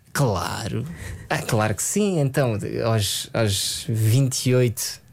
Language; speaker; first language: Portuguese; early bilingual, other home language; French